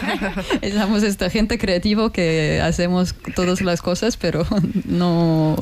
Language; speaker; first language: Spanish; non-native, learner; Russian